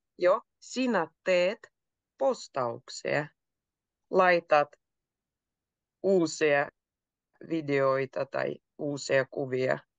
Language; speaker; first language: Finnish; native; Finnish